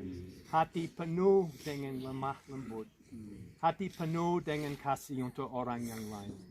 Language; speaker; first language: Indonesian; non-native, fluent; English